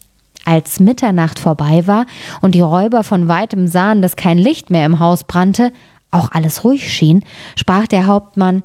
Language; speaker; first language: German; native; German